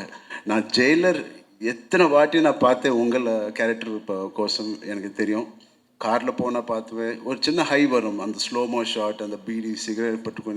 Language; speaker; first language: Tamil; non-native, local second language; Telugu